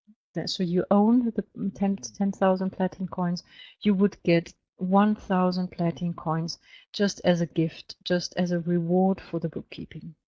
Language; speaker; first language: English; non-native, fluent; German